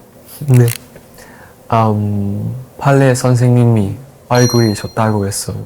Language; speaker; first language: Korean; non-native, learner; Thai